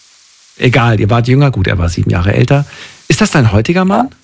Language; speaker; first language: German; native; German